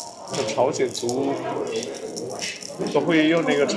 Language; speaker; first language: Chinese; non-native, fluent; Indonesian